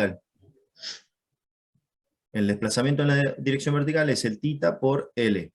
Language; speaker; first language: Spanish; native; Spanish